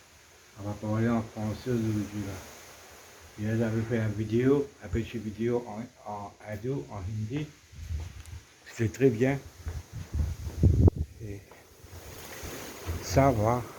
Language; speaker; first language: French; non-native, local second language; Morisyen